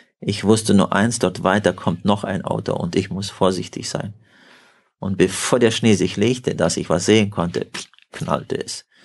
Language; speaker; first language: German; early bilingual, heritage; German